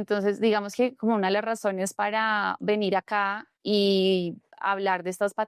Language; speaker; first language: Spanish; native; Spanish